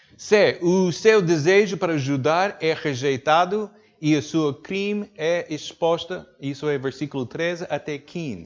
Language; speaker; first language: Portuguese; non-native, learner; English